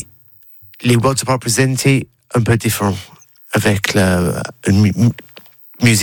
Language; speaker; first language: French; non-native, learner; English